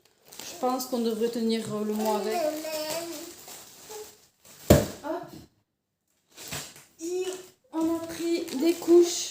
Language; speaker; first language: French; native; French